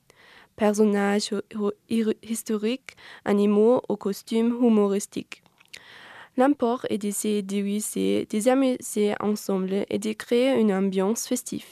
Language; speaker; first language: French; non-native, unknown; German